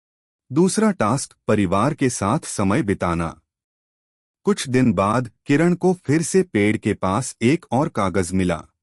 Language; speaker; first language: Hindi; native; Hindi